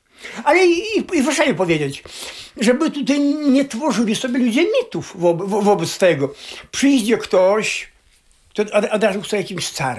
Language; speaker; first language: Polish; non-native, local second language; Belarusian